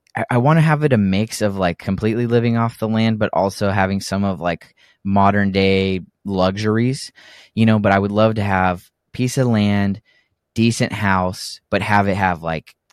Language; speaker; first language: English; native; English